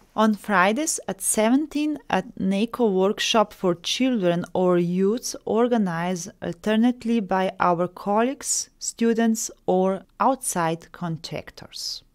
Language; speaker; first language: English; non-native, fluent; Slovenian